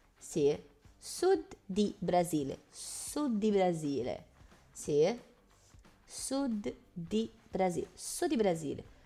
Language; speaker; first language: Italian; non-native, fluent; Portuguese